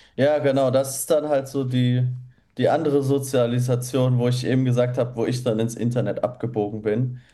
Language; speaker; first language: German; native; German